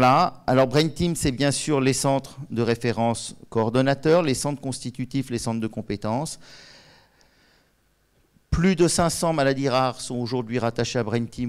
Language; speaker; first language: French; native; French